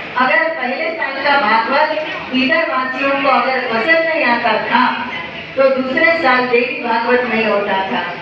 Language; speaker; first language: Hindi; non-native, local second language; Marathi